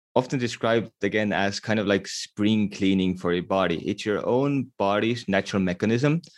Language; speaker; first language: English; non-native, fluent; Estonian